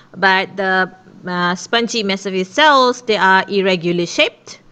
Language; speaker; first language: English; non-native, local second language; Malay